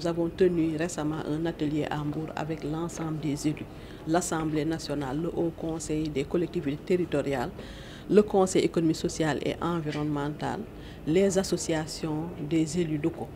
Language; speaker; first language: French; non-native, local second language; Wolof